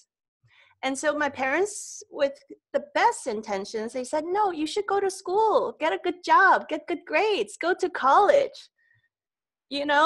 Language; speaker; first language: English; non-native, local second language; Cantonese